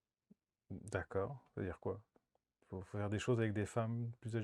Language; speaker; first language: French; native; French